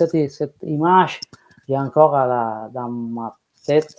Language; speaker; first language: French; non-native, fluent; Spanish